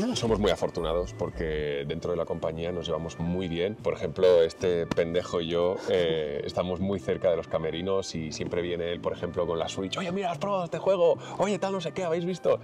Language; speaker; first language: Spanish; native; Spanish